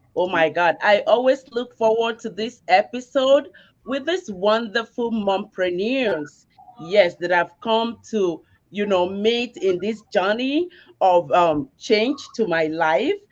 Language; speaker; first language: English; non-native, local second language; Yoruba